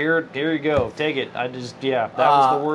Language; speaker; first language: English; native; English